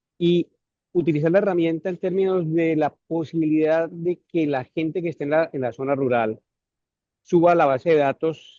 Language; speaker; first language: Spanish; native; Spanish